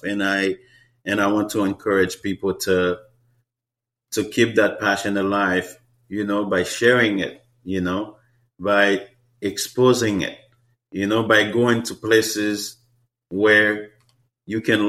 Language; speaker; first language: English; non-native, fluent; Haitian Creole